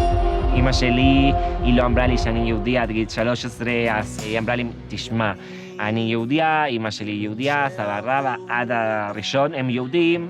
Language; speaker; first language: Hebrew; non-native, learner; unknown